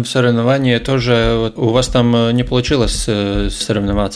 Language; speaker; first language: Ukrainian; non-native, learner; Russian